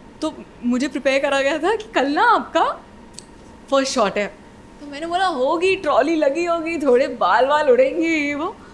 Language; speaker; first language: Hindi; native; Hindi